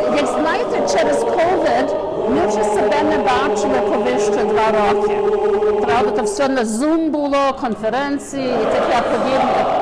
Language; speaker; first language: Ukrainian; early bilingual, heritage; Ukrainian